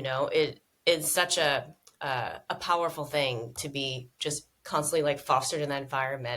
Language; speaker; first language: English; native; English